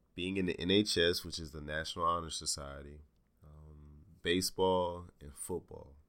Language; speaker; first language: English; native; English